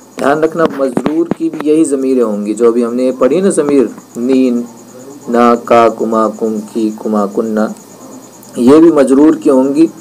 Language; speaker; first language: Urdu; native; Urdu